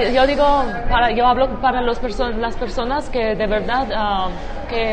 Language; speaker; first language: Spanish; non-native, fluent; Georgian